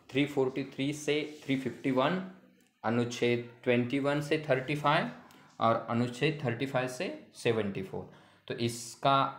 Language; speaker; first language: Hindi; non-native, local second language; Marathi